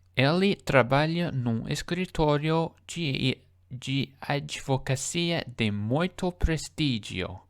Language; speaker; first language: Portuguese; non-native, learner; English